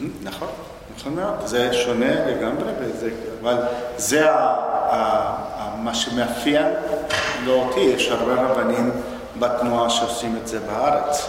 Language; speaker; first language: Hebrew; non-native, fluent; Spanish